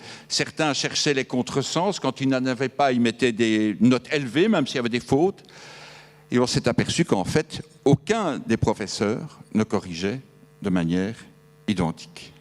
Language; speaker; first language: French; native; French